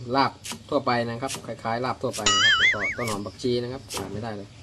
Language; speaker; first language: Thai; non-native, local second language; Northeastern Thai